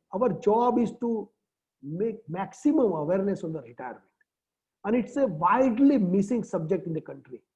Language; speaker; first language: English; non-native, local second language; Gujarati